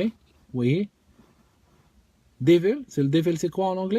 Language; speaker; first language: French; native; French